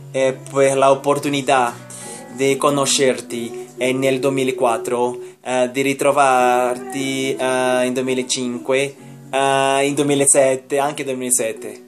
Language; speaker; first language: Italian; non-native, learner; Portuguese